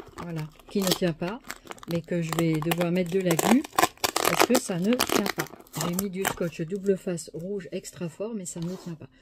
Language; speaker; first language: French; native; French